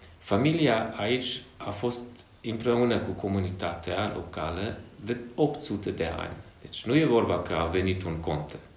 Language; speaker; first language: Romanian; non-native, fluent; Hungarian